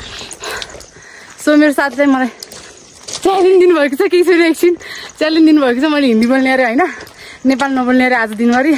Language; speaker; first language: Nepali; native; Nepali